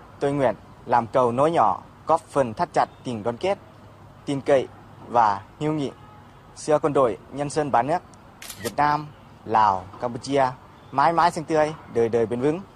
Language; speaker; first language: Vietnamese; non-native, fluent; Lao